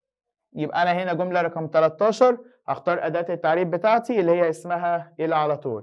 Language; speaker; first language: Arabic; native; Arabic